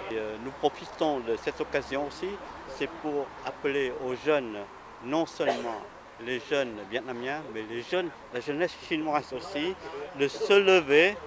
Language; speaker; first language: French; non-native, fluent; Vietnamese